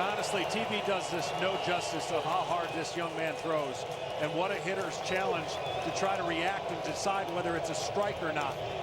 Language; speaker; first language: English; native; English